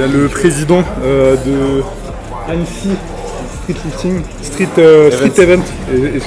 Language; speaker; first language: French; native; French